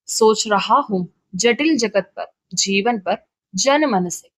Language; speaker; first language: Hindi; non-native, local second language; Malayalam